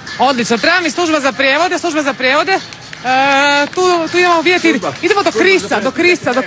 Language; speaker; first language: Croatian; native; Croatian